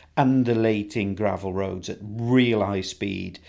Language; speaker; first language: English; native; English